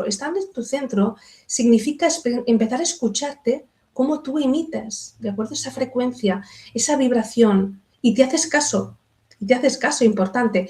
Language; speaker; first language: Spanish; native; Spanish